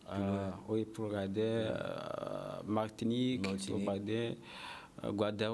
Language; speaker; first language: French; non-native, learner; Kinyarwanda